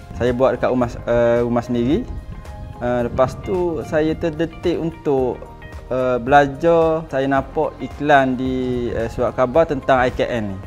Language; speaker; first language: Malay; native; Malay